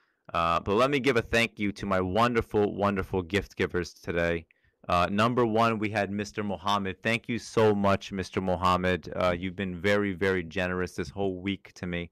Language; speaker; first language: English; non-native, fluent; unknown